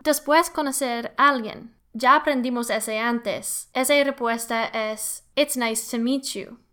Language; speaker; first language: Spanish; non-native, learner; English